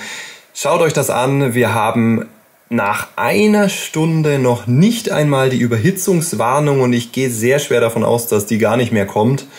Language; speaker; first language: German; native; German